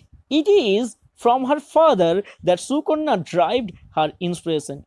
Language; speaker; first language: English; non-native, local second language; Bangla